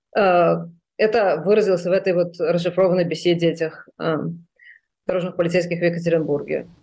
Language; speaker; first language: Russian; native; Russian